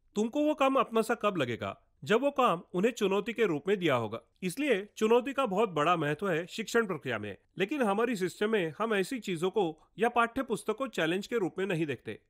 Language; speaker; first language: Hindi; non-native, local second language; Marathi